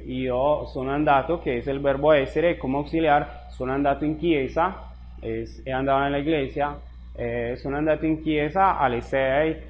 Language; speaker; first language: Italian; non-native, fluent; Spanish